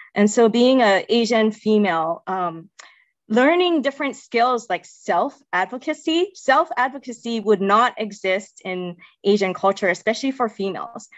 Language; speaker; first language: English; native; English